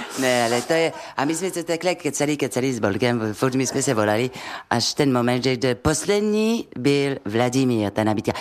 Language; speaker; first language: Czech; non-native, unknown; French